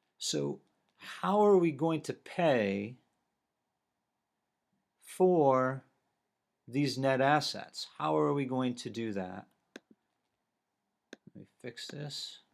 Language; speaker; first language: English; native; English